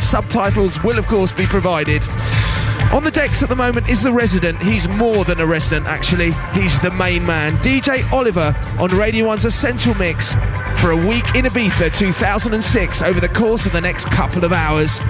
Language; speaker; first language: English; native; English